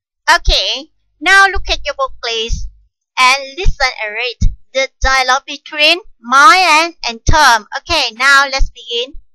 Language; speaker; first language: English; non-native, fluent; Vietnamese